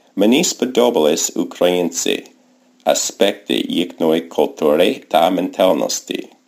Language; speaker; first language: Ukrainian; non-native, fluent; English